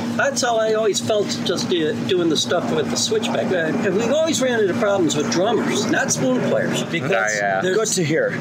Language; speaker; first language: English; native; English